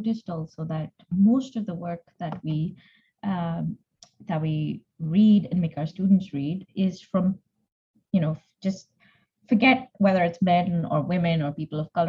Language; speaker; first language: English; non-native, local second language; Punjabi